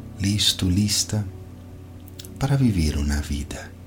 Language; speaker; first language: Spanish; non-native, learner; Portuguese